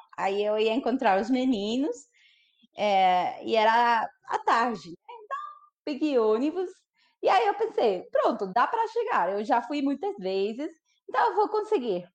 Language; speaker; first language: Portuguese; non-native, fluent; Spanish